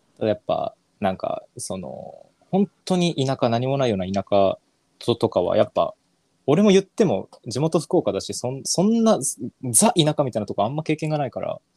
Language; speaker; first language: Japanese; native; Japanese